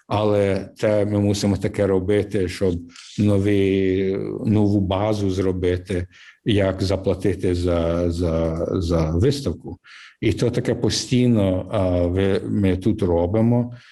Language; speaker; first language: Ukrainian; early bilingual, heritage; English